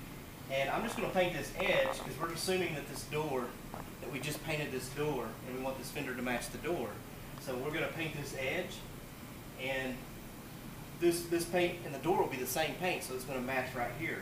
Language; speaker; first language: English; native; English